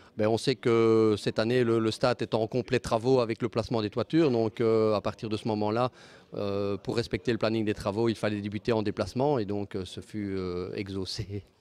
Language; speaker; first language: French; native; French